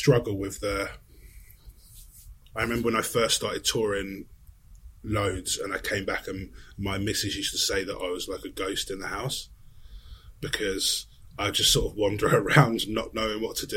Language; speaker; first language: English; native; English